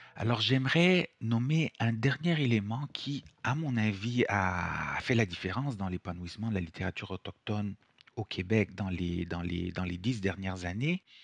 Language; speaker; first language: French; non-native, fluent; Italian